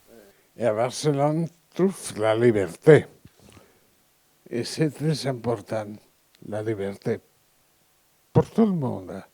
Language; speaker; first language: French; non-native, learner; Catalan